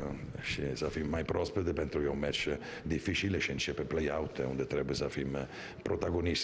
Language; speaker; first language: Romanian; non-native, fluent; Italian